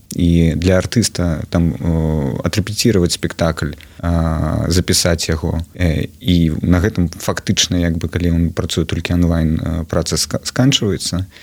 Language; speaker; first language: Belarusian; non-native, local second language; Russian